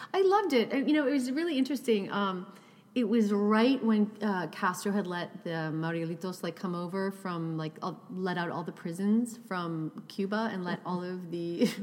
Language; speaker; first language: English; native; English